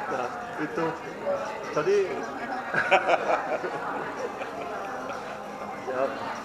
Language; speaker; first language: Indonesian; non-native, fluent; German